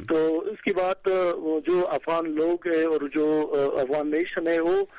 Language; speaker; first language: Hindi; non-native, fluent; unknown